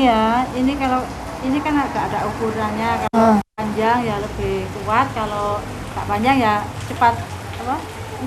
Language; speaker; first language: Indonesian; non-native, local second language; Javanese